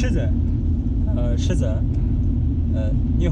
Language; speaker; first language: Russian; non-native, fluent; Tajik